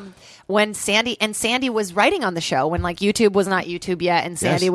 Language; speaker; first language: English; non-native, fluent; Portuguese